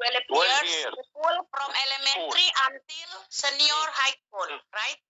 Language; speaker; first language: English; non-native, learner; Indonesian